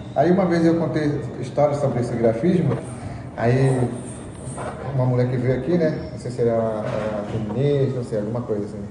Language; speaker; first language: Portuguese; non-native, local second language; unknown